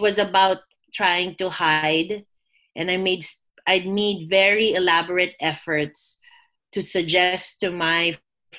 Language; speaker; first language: English; non-native, local second language; Filipino